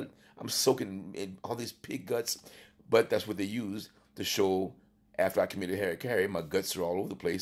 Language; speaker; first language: English; native; English